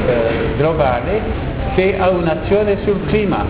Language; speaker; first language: Italian; non-native, learner; French